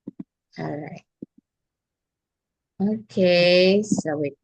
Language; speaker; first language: English; non-native, local second language; Filipino